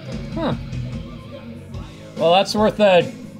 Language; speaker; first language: English; native; English